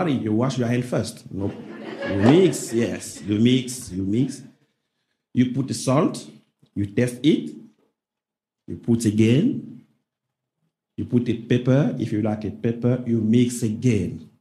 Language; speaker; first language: English; non-native, local second language; French